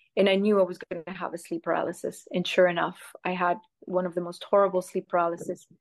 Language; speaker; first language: English; early bilingual, other home language; Spanish